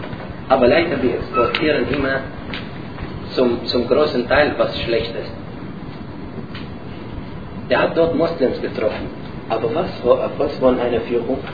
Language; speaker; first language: German; non-native, learner; Arabic